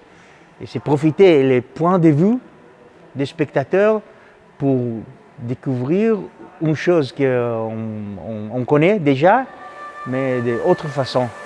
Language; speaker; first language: French; non-native, fluent; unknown